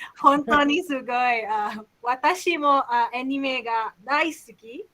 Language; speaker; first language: Japanese; non-native, learner; Malay